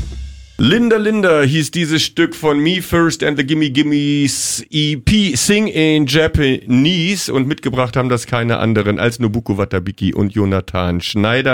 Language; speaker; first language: German; native; German